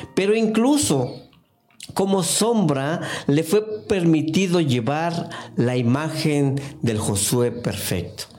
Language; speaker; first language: Spanish; non-native, fluent; English